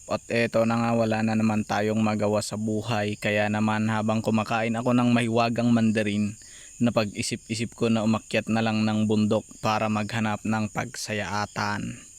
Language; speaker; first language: Filipino; non-native, local second language; Iloko